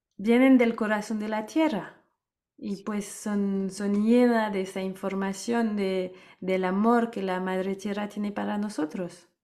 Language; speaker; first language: Spanish; non-native, fluent; French